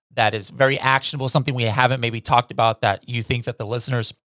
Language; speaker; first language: English; native; English